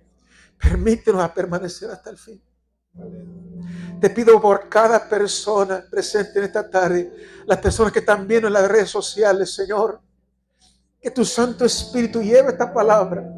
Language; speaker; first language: Spanish; native; Spanish